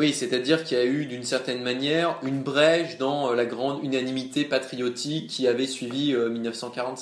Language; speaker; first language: French; native; French